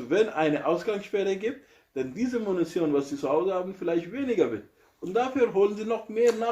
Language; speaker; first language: German; non-native, learner; Urdu